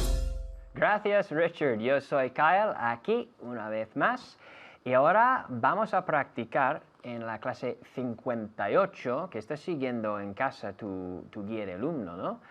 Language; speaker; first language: Spanish; non-native, fluent; English